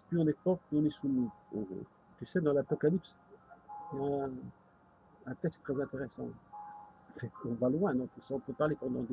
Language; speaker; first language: French; native; French